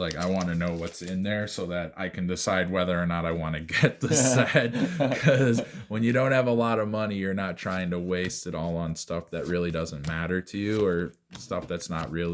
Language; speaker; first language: English; native; English